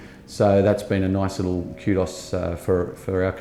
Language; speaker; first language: English; native; English